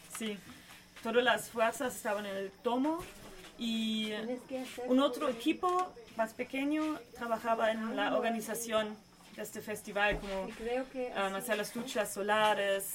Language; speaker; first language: Spanish; non-native, learner; German